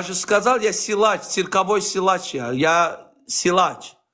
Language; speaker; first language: Russian; non-native, learner; Azerbaijani